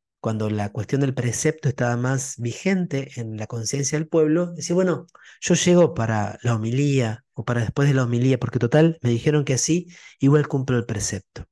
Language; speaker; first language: Spanish; native; Spanish